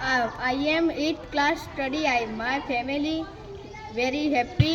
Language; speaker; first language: English; non-native, learner; Gujarati